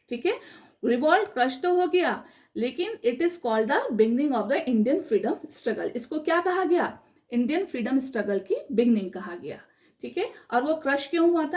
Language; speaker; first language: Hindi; native; Hindi